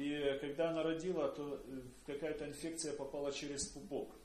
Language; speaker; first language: Polish; non-native, learner; Russian